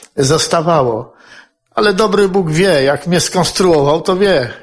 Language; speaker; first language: Polish; native; Polish